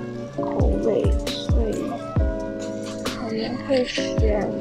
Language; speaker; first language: Chinese; non-native, local second language; English